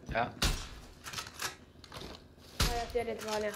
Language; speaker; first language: Swedish; early bilingual, other home language; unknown